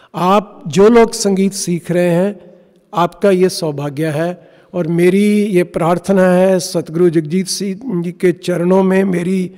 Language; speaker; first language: Hindi; non-native, local second language; Punjabi